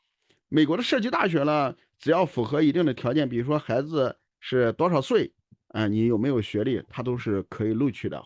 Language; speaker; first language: Chinese; native; Chinese